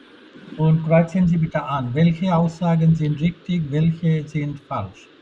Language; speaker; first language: German; non-native, fluent; Bangla